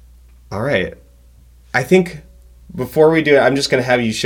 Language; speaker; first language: English; native; English